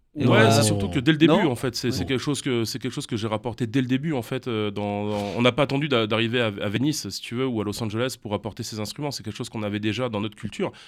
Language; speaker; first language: French; native; French